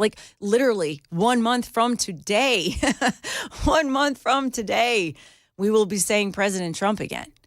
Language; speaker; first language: English; native; English